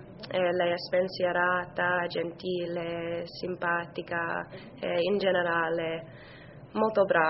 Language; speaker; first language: Italian; non-native, learner; English